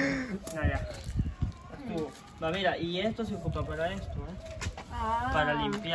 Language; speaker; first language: Spanish; native; Spanish